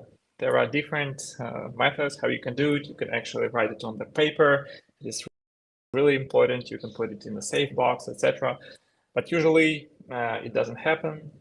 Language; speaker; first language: English; non-native, fluent; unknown